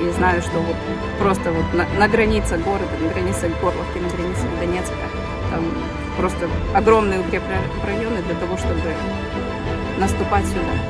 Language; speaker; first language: Russian; native; Russian